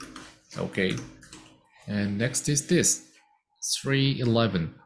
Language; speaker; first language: English; non-native, fluent; Korean